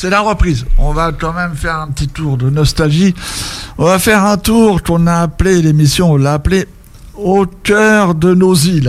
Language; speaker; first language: French; native; French